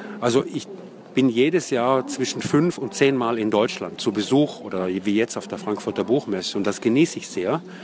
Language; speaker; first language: German; native; German